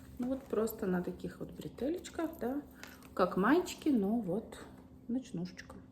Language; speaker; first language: Russian; early bilingual, heritage; Russian